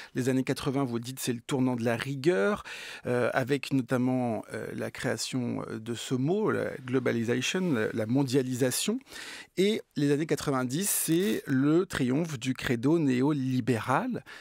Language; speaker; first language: French; native; French